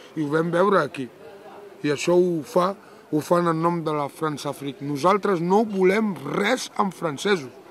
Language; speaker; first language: Catalan; non-native, fluent; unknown